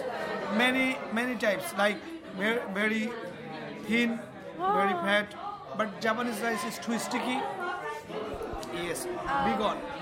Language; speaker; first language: English; non-native, learner; Bangla